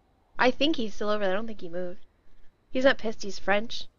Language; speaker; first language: English; native; English